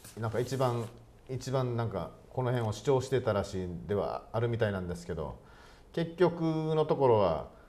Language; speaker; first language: Japanese; native; Japanese